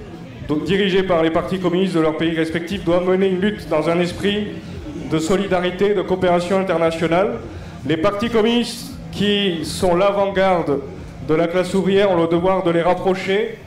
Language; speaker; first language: French; native; French